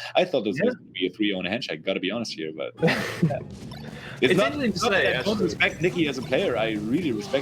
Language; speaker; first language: English; non-native, fluent; German